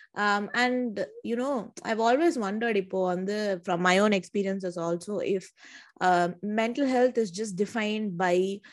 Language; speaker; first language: English; non-native, local second language; Tamil